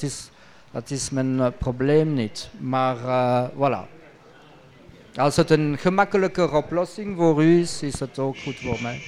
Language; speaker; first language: Dutch; non-native, local second language; French